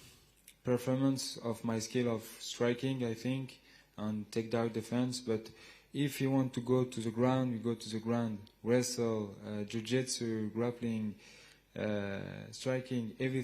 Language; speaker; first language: English; non-native, learner; French